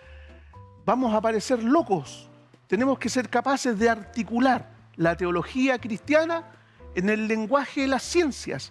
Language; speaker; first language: Spanish; native; Spanish